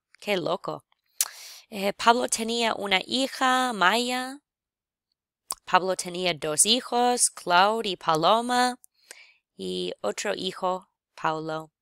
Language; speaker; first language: Spanish; non-native, fluent; English